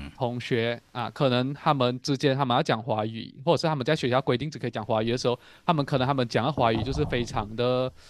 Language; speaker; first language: Chinese; native; Chinese